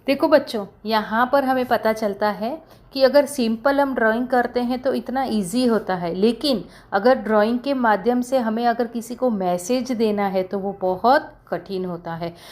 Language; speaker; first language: Hindi; non-native, local second language; Marathi